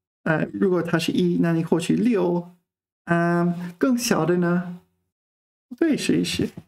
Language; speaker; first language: Chinese; non-native, fluent; English